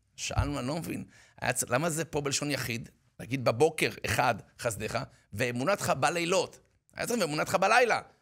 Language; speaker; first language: Hebrew; native; Hebrew